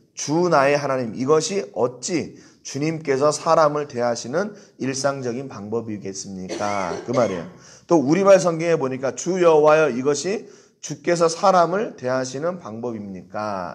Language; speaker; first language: Korean; native; Korean